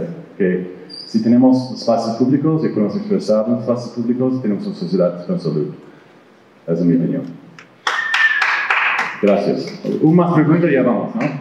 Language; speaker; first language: Spanish; non-native, fluent; English